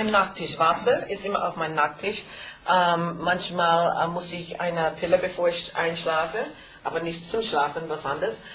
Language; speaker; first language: German; non-native, learner; English